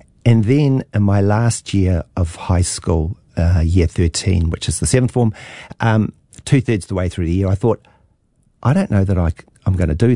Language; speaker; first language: English; native; English